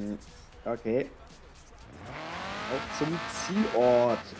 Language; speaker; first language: German; native; German